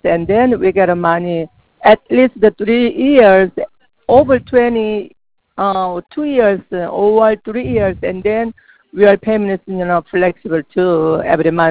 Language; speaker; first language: English; non-native, learner; Korean